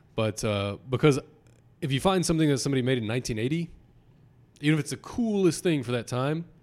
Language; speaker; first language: English; native; English